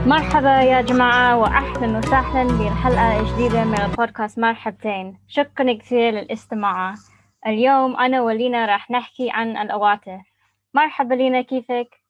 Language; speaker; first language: Arabic; non-native, learner; English